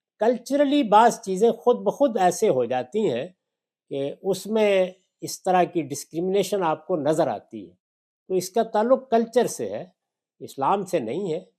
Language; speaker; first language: Urdu; non-native, local second language; Punjabi